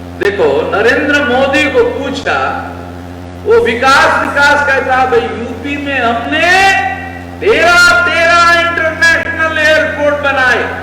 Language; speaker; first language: Hindi; non-native, local second language; Marathi